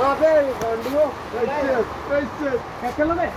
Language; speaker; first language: Arabic; non-native, learner; Hindi